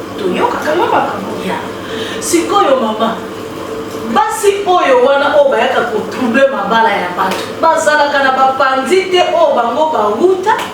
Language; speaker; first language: Lingala; native; Lingala